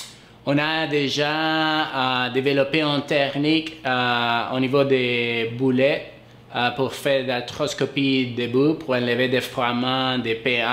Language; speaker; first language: French; non-native, learner; Spanish